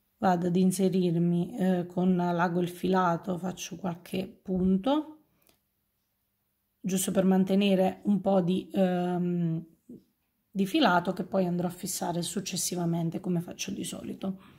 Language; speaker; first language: Italian; native; Italian